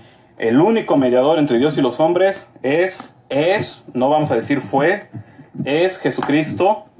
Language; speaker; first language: Spanish; native; Spanish